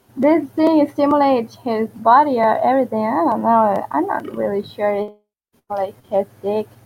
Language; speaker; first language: English; non-native, fluent; Spanish